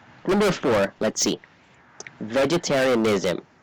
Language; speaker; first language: English; non-native, fluent; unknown